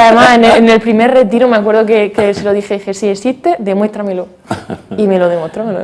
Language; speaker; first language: Spanish; native; Spanish